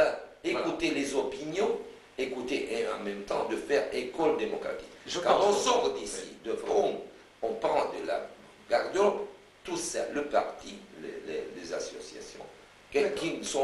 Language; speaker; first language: French; non-native, fluent; Romanian